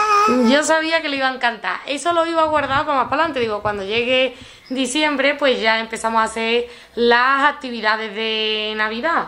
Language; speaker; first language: Spanish; native; Spanish